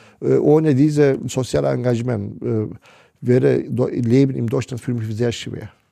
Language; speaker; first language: German; non-native, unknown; Turkish